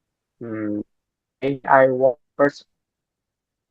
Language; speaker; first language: English; non-native, learner; Indonesian